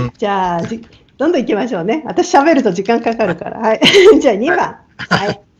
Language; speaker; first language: Japanese; native; Japanese